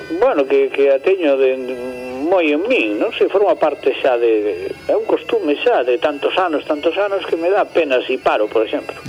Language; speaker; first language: Galician; native; Galician